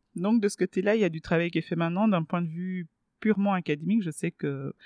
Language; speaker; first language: French; non-native, fluent; Swahili